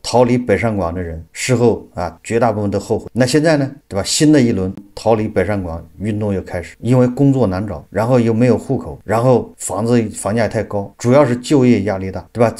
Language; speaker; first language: Chinese; native; Chinese